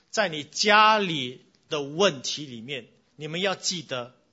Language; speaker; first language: Chinese; non-native, fluent; English